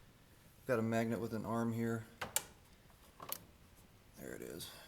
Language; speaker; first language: English; native; English